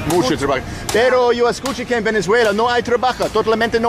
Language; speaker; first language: Spanish; non-native, learner; English